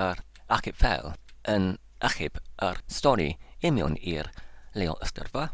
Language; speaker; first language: Welsh; non-native, local second language; English